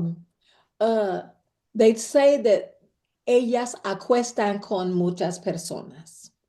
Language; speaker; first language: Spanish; non-native, fluent; English